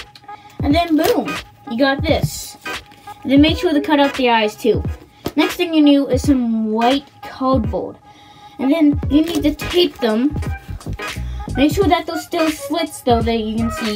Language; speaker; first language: English; native; English